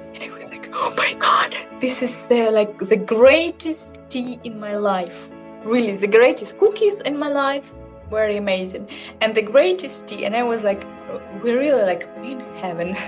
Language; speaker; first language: English; non-native, learner; Russian